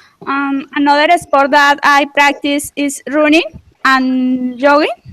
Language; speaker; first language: English; non-native, learner; Spanish